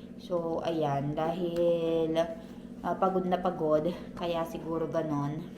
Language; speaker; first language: Filipino; non-native, local second language; Cebuano